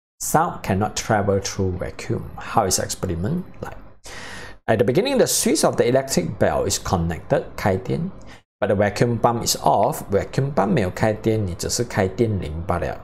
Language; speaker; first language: English; non-native, local second language; Chinese